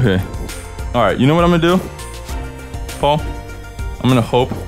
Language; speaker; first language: English; native; English